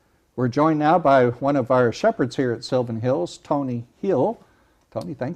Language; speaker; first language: English; native; English